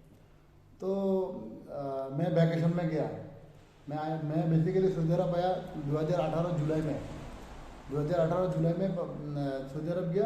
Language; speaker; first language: Hindi; non-native, learner; Bangla